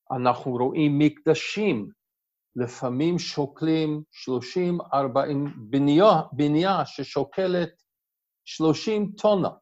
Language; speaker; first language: Hebrew; non-native, fluent; English